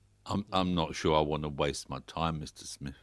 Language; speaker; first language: English; native; English